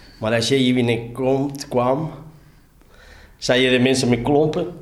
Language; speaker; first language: Dutch; non-native, learner; Spanish